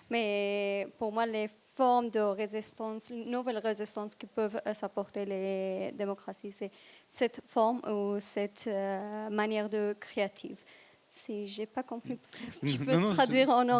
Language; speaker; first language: French; non-native, fluent; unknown